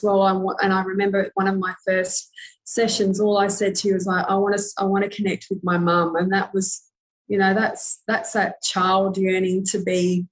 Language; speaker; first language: English; native; English